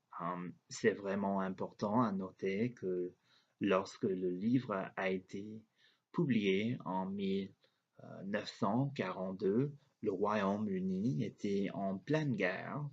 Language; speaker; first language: French; non-native, learner; English